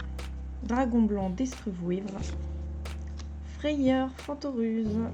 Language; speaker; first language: French; native; French